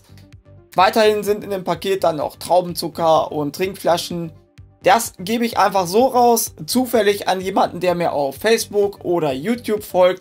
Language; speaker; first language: German; native; German